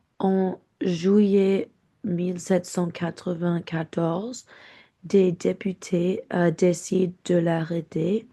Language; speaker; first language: French; non-native, learner; English